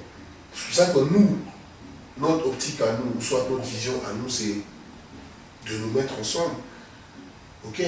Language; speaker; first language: French; non-native, local second language; Lingala